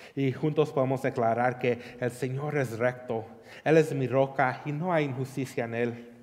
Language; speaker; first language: Spanish; early bilingual, heritage; Spanish